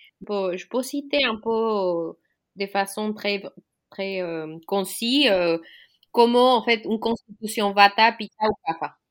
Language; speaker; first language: French; non-native, fluent; Spanish